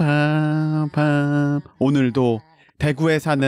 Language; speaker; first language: Korean; native; Korean